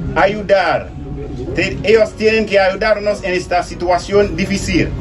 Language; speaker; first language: Spanish; non-native, learner; Haitian Creole